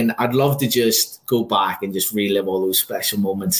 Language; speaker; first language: English; native; English